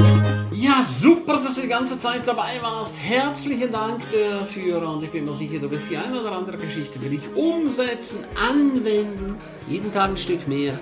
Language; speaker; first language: German; native; German